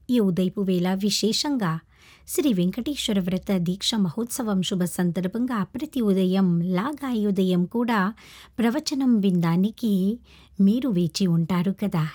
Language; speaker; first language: Telugu; early bilingual, heritage; Telugu